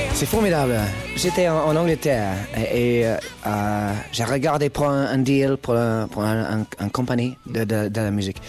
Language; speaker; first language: French; non-native, learner; English